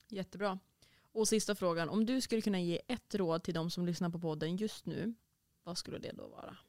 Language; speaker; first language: Swedish; native; Swedish